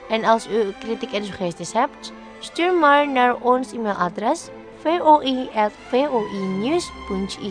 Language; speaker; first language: Dutch; non-native, fluent; Indonesian